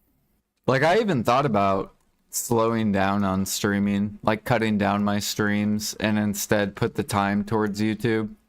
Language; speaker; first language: English; native; English